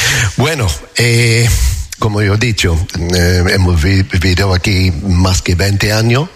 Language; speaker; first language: Spanish; non-native, learner; English